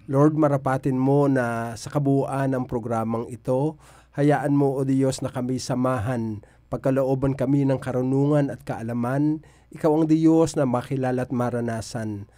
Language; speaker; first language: Filipino; native; Filipino